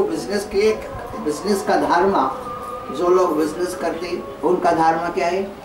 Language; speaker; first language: Hindi; non-native, learner; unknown